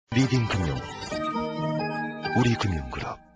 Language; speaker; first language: Korean; native; Korean